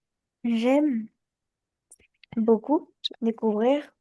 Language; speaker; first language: French; early bilingual, other home language; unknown